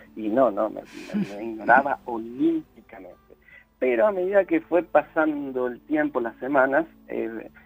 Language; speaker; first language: Spanish; native; Spanish